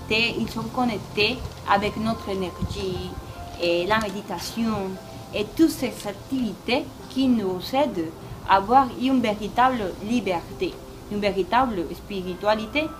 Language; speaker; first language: French; non-native, learner; Spanish